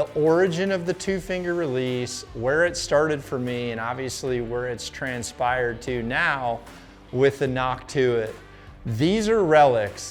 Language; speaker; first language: English; native; English